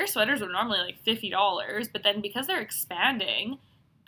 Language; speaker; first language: English; non-native, fluent; Hungarian